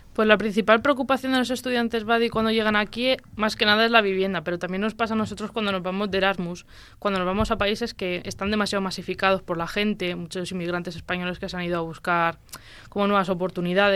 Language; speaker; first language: Spanish; native; Spanish